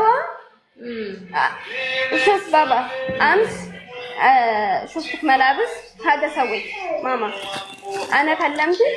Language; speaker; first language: Arabic; non-native, learner; Amharic